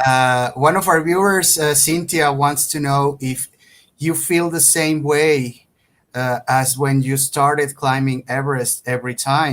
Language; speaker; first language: English; non-native, fluent; Spanish